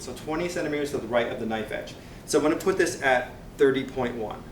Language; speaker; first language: English; native; English